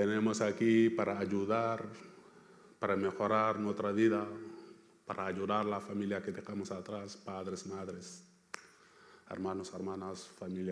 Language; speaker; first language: Spanish; non-native, fluent; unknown